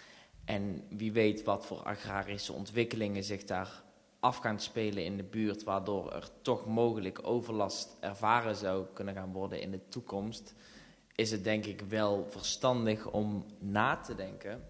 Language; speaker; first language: Dutch; native; Dutch